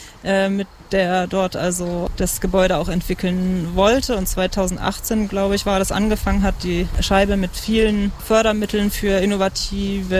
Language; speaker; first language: German; native; German